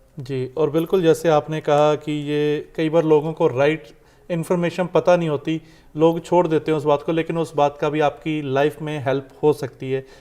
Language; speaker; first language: Hindi; non-native, local second language; Punjabi